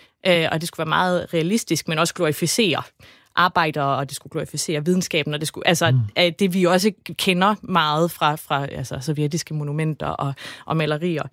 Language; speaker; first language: Danish; native; Danish